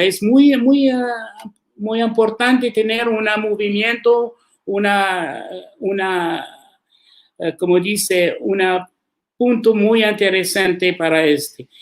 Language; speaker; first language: Spanish; non-native, learner; Arabic